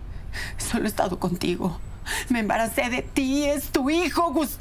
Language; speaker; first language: Spanish; native; Spanish